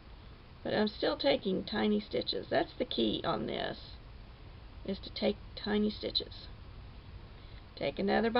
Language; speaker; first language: English; native; English